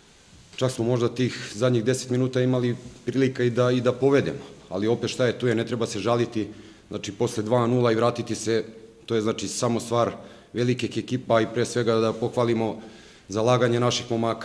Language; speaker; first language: Serbian; native; Serbian